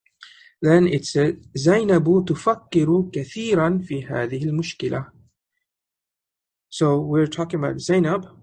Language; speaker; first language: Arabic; non-native, fluent; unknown